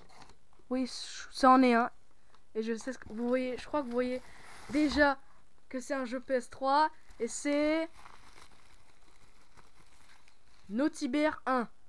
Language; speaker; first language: French; native; French